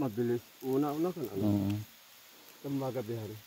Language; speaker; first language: Filipino; non-native, local second language; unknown